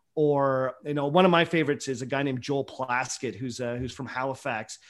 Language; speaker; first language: English; native; English